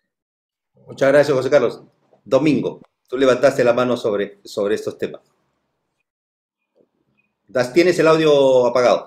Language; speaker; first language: Spanish; native; Spanish